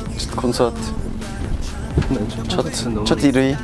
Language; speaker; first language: Korean; non-native, fluent; English